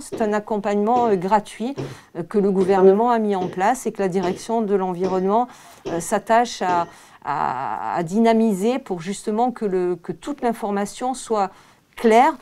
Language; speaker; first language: French; native; French